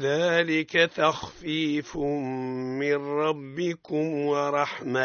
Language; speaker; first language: Arabic; native; Arabic